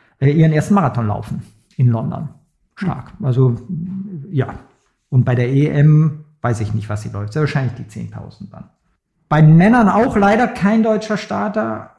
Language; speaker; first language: German; native; German